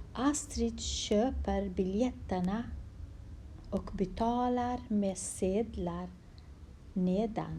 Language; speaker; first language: Swedish; non-native, fluent; Kurdish